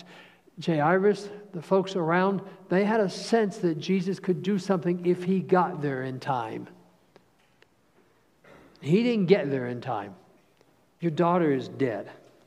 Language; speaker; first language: English; native; English